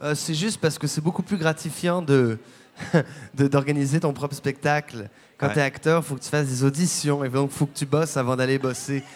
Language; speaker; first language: French; native; French